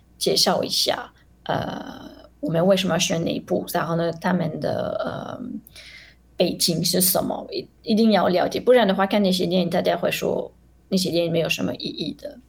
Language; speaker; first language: Chinese; non-native, fluent; French